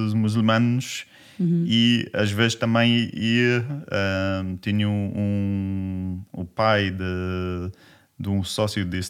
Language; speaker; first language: Portuguese; non-native, learner; English